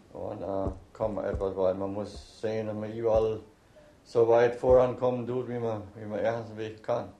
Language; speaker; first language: German; early bilingual, heritage; German